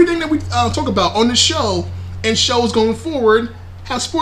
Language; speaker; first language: English; native; English